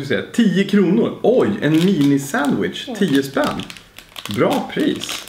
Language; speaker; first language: Swedish; native; Swedish